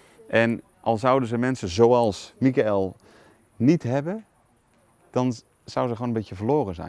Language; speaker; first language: Dutch; native; Dutch